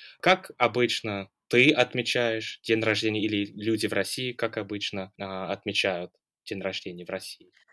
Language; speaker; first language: Russian; non-native, fluent; English